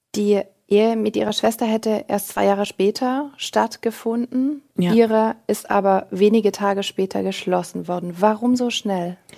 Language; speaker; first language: German; native; German